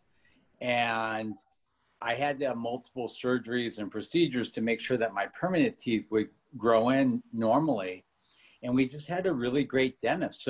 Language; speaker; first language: English; native; English